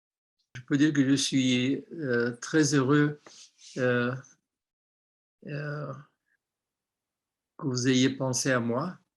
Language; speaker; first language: French; non-native, fluent; Armenian